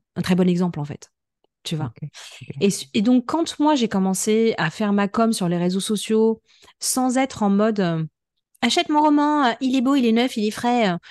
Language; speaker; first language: French; native; French